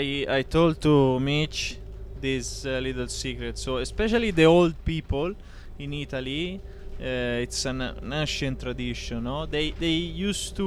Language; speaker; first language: English; non-native, learner; Italian